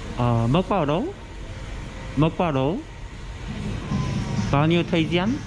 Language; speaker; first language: Vietnamese; non-native, learner; Korean